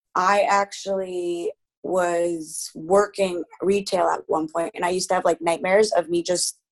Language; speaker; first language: English; early bilingual, other home language; Spanish